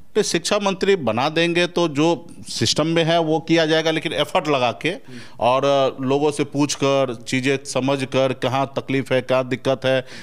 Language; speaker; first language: Hindi; native; Hindi